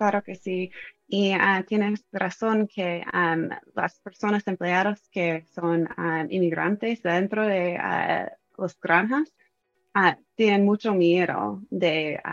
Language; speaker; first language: Spanish; non-native, fluent; English